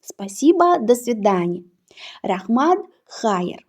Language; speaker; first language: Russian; non-native, fluent; Uzbek